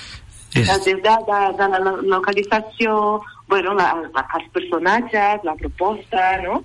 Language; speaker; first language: Catalan; non-native, fluent; Portuguese